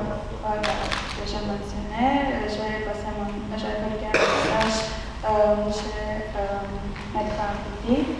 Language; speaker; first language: French; non-native, fluent; Armenian